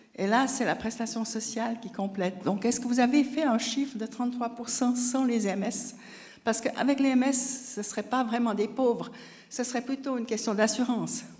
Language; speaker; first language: French; native; French